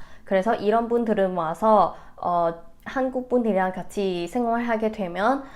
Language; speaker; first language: Korean; non-native, fluent; Cantonese